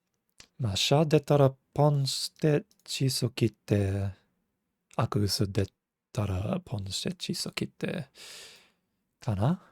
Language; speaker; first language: Japanese; non-native, fluent; English